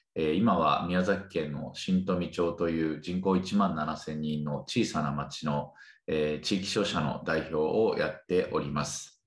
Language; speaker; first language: Japanese; native; Japanese